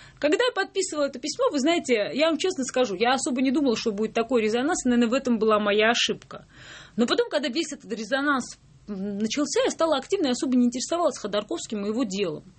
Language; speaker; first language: Russian; non-native, local second language; Georgian